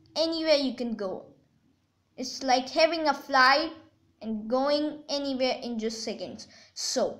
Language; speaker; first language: English; non-native, local second language; Hindi